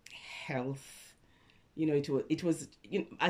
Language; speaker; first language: English; non-native, local second language; Krio